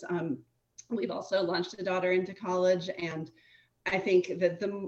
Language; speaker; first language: English; native; English